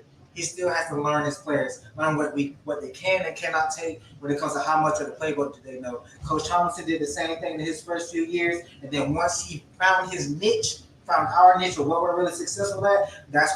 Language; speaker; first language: English; native; English